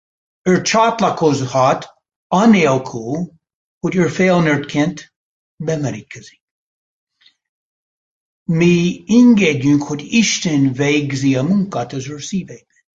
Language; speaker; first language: Hungarian; non-native, fluent; English